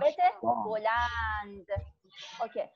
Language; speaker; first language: English; non-native, learner; Persian